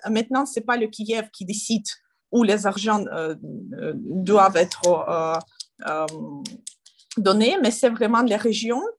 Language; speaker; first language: French; non-native, learner; Ukrainian